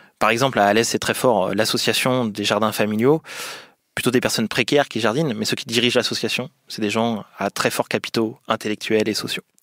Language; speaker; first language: French; native; French